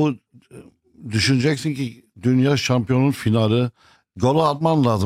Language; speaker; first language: Turkish; non-native, fluent; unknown